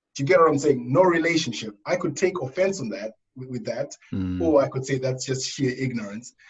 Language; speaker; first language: English; non-native, local second language; Shona